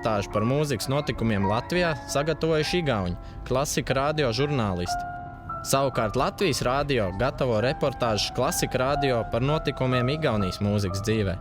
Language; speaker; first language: Latvian; native; Latvian